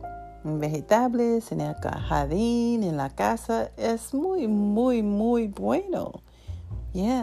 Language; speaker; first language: Spanish; non-native, learner; English